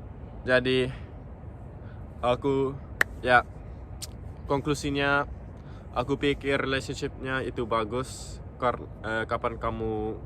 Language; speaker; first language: Indonesian; non-native, local second language; English